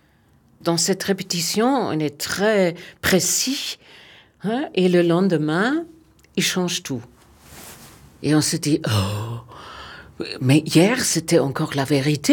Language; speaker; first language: French; non-native, fluent; German